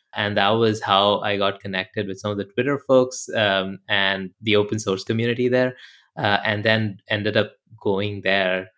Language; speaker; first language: English; non-native, local second language; Hindi